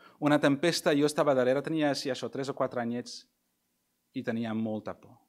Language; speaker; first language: Catalan; non-native, fluent; English